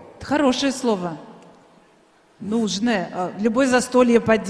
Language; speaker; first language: Russian; native; Russian